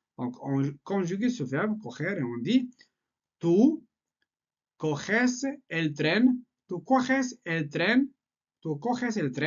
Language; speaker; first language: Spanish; non-native, fluent; French